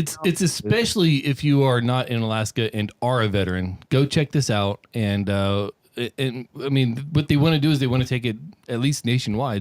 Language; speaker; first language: English; native; English